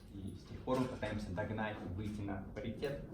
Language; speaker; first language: Russian; native; Russian